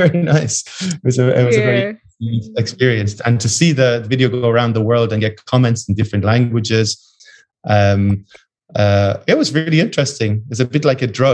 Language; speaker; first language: English; native; English